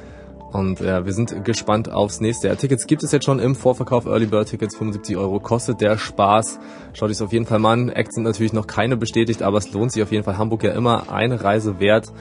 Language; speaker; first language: German; native; German